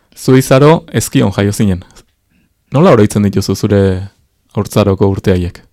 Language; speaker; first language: Basque; native; Basque